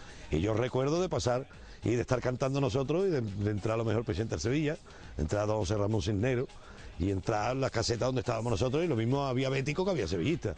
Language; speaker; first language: Spanish; native; Spanish